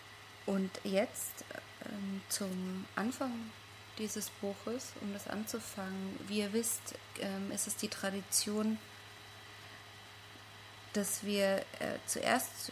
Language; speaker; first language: German; non-native, fluent; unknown